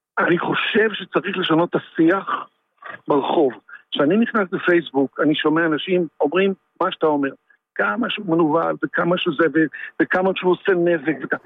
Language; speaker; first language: Hebrew; native; Hebrew